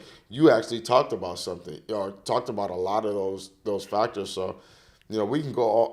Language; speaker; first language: English; native; English